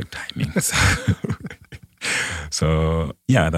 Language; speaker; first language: English; non-native, local second language; Nyanja